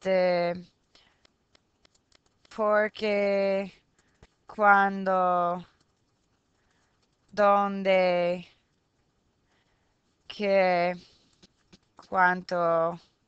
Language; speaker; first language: Spanish; non-native, fluent; English